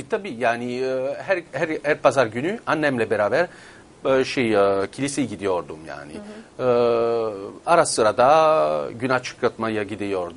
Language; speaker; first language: Turkish; non-native, fluent; Italian